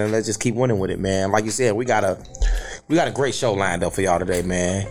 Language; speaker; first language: English; native; English